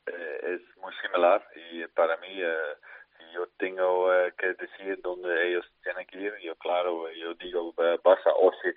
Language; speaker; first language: Spanish; non-native, fluent; Dutch